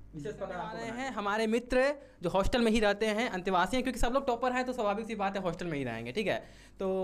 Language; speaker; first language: Hindi; native; Hindi